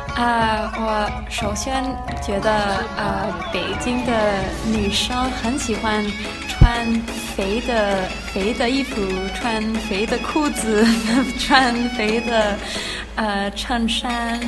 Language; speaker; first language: Chinese; non-native, learner; Danish